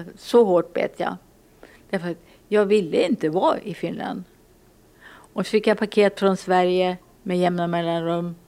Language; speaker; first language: Swedish; early bilingual, other home language; Finnish